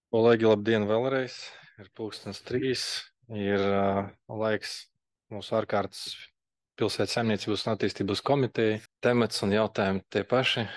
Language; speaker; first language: Latvian; non-native, local second language; Russian